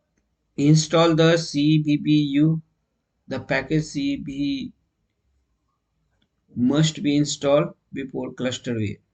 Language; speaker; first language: English; non-native, local second language; Hindi